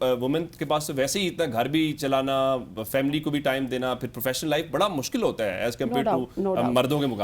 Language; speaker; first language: Urdu; native; Urdu